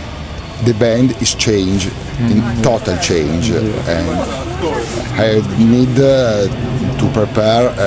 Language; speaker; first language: English; non-native, learner; Italian